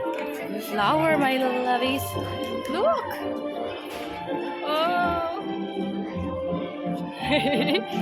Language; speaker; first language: English; non-native, local second language; Filipino